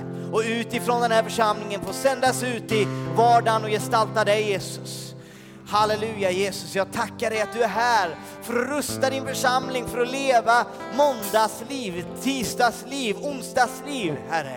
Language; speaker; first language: Swedish; native; Swedish